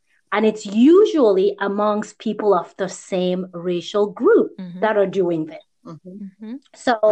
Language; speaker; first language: English; native; English